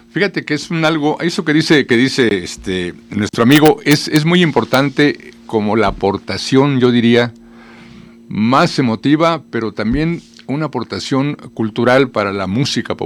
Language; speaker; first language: Spanish; native; Spanish